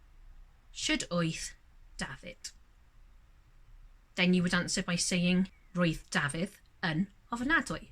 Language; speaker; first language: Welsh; non-native, local second language; English